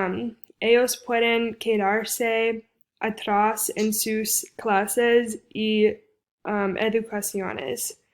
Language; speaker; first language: Spanish; non-native, fluent; English